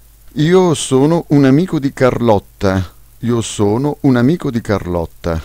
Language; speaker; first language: Italian; non-native, fluent; French